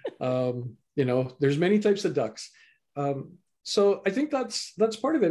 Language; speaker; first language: English; native; English